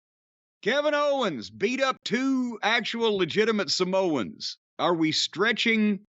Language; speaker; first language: English; native; English